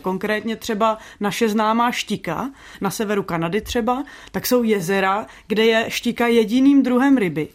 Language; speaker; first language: Czech; native; Czech